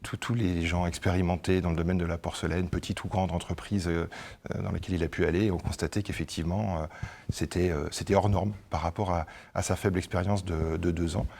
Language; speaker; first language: French; native; French